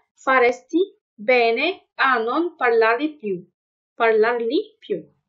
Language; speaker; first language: Italian; non-native, fluent; Arabic